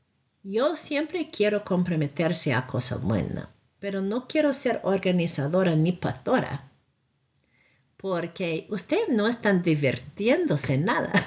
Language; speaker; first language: Spanish; non-native, fluent; English